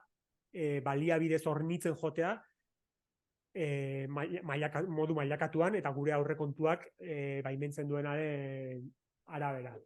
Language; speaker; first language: Basque; native; Basque